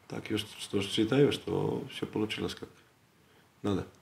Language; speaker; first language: Russian; non-native, learner; Serbian